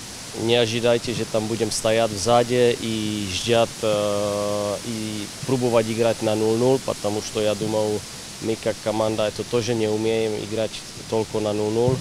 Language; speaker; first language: Russian; non-native, fluent; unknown